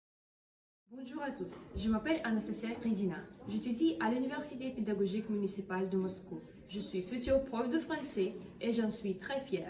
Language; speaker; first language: French; non-native, fluent; Russian